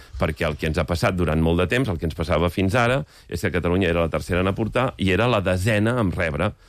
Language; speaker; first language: Catalan; native; Catalan